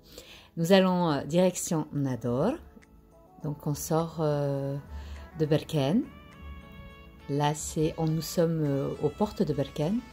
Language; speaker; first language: French; non-native, local second language; Arabic